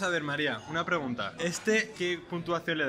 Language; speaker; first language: Spanish; native; Spanish